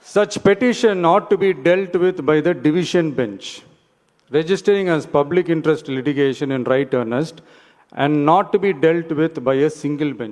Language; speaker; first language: English; non-native, local second language; Tamil